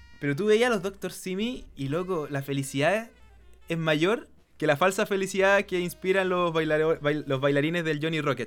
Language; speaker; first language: Spanish; native; Spanish